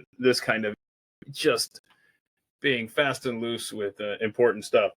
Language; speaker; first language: English; native; English